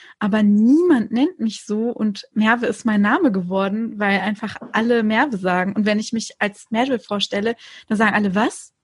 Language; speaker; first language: German; early bilingual, other home language; Turkish